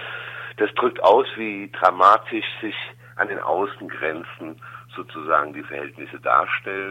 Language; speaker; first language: German; native; German